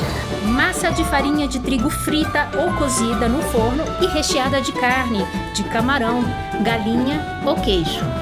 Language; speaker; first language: Portuguese; non-native, fluent; Spanish